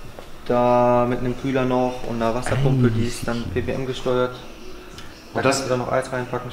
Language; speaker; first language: German; native; German